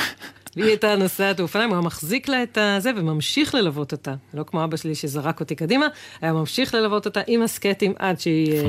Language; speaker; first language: Hebrew; native; Hebrew